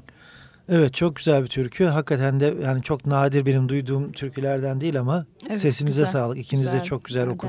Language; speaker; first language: Turkish; native; Turkish